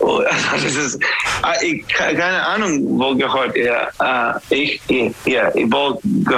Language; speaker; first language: German; non-native, learner; English